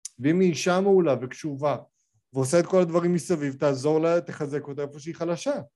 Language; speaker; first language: Hebrew; native; Hebrew